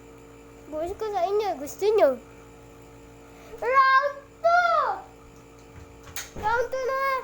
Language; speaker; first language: Filipino; native; Filipino